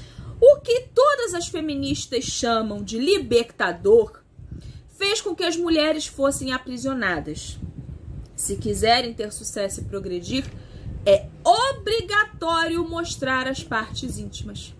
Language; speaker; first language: Portuguese; native; Portuguese